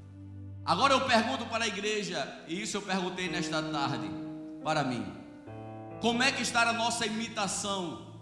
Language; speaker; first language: Portuguese; native; Portuguese